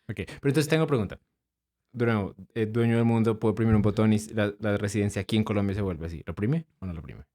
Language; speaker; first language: Spanish; native; Spanish